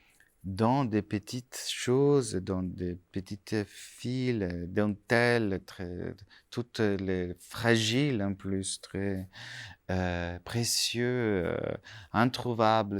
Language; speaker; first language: French; non-native, fluent; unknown